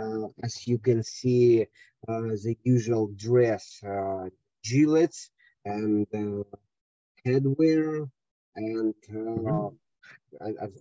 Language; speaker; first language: English; non-native, learner; Russian